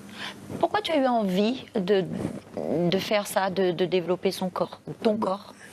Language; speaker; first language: French; native; French